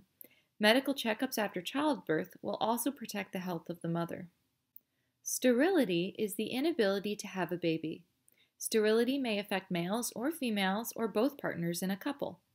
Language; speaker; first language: English; native; English